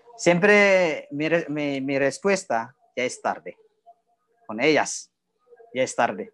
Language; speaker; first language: Spanish; non-native, learner; Indonesian